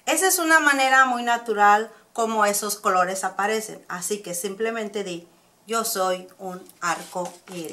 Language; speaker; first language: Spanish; early bilingual, heritage; Spanish